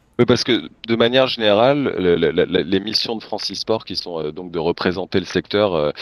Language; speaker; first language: French; native; French